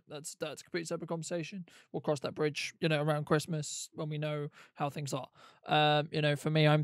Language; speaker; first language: English; native; English